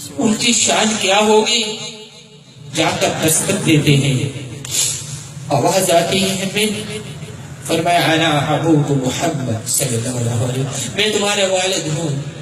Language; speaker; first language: Urdu; non-native, fluent; Arabic